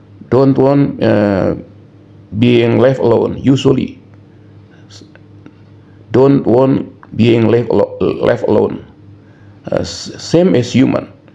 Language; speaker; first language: English; non-native, learner; Indonesian